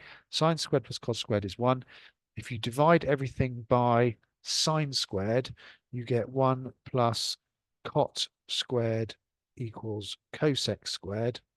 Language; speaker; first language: English; native; English